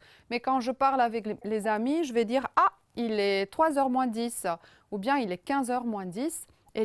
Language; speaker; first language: French; non-native, fluent; Romanian